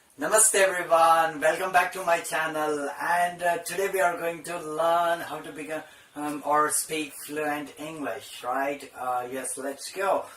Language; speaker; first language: English; non-native, local second language; Telugu